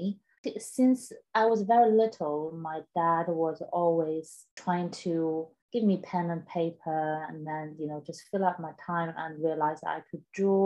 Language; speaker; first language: English; non-native, fluent; Chinese